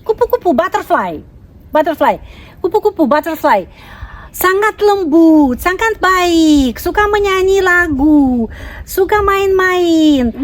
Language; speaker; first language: Indonesian; non-native, fluent; Russian